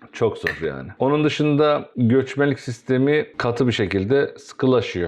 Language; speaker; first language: Turkish; native; Turkish